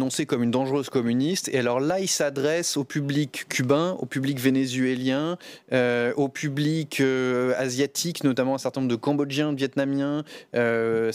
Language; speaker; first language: French; native; French